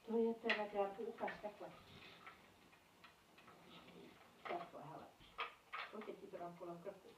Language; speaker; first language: Czech; native; Czech